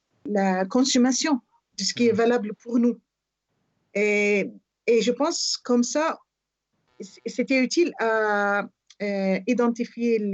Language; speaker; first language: French; non-native, fluent; Arabic